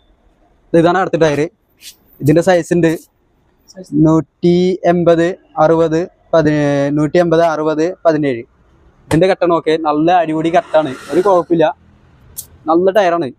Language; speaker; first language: Malayalam; non-native, local second language; Hindi